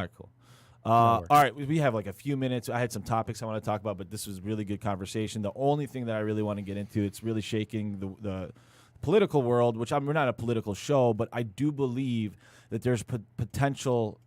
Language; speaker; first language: English; native; English